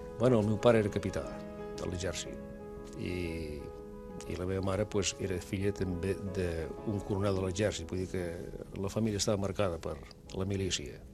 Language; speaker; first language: Catalan; non-native, local second language; Basque